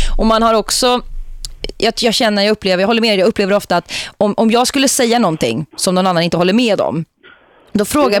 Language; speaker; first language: Swedish; native; Swedish